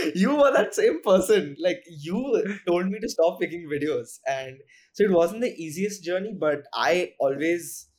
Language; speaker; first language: English; non-native, local second language; Hindi